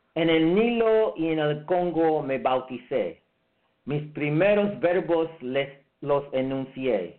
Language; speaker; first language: Spanish; early bilingual, heritage; Spanish